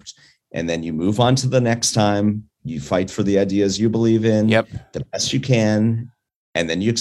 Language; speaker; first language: English; native; English